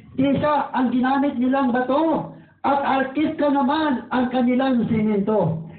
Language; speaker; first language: Filipino; non-native, local second language; Waray